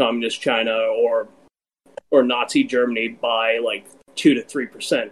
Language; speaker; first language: English; native; English